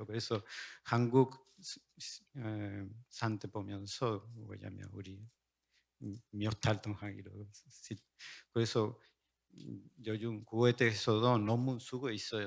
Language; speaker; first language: Korean; non-native, learner; Spanish